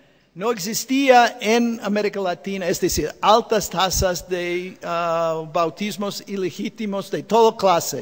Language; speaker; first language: Spanish; non-native, fluent; English